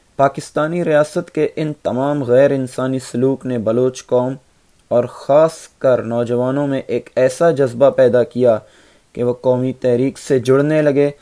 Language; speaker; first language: Urdu; non-native, local second language; Baluchi